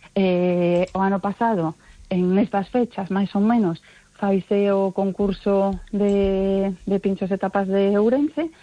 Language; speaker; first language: Galician; non-native, local second language; Spanish